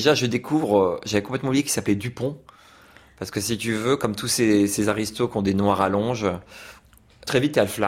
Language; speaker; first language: French; native; French